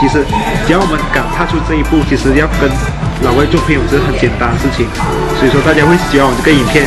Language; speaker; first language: Chinese; early bilingual, heritage; Chinese